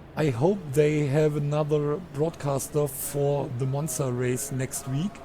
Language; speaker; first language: English; non-native, fluent; German